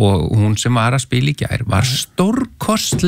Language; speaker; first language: Icelandic; native; Icelandic